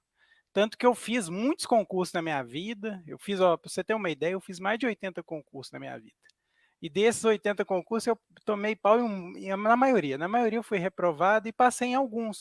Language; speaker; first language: Portuguese; native; Portuguese